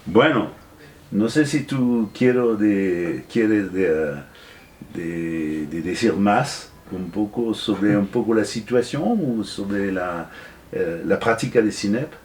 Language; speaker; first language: Spanish; non-native, fluent; French